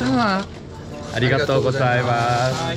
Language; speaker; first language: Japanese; non-native, fluent; Korean